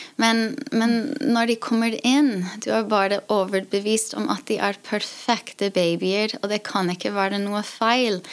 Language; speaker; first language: Norwegian; non-native, fluent; English